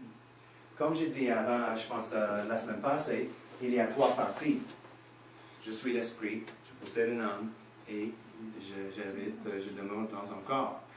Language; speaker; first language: French; non-native, fluent; English